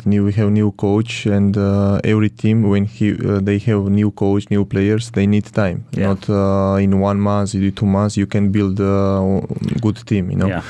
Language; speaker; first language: English; non-native, learner; Georgian